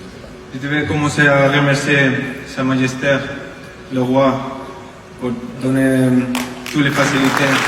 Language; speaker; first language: French; non-native, fluent; Spanish